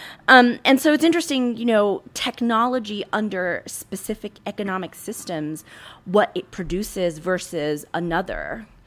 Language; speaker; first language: English; native; English